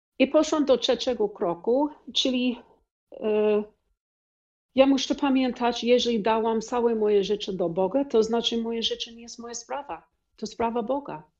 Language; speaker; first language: Polish; non-native, learner; English